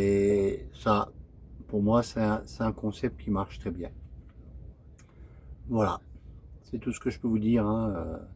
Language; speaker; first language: French; native; French